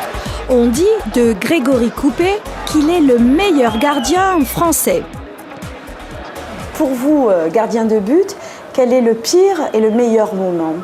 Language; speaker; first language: French; native; French